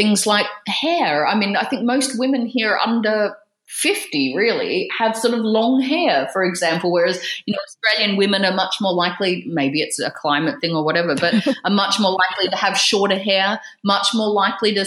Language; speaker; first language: English; native; English